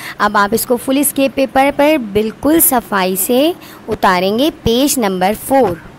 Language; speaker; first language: Urdu; non-native, local second language; Sindhi